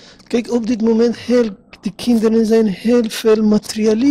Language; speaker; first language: Dutch; non-native, learner; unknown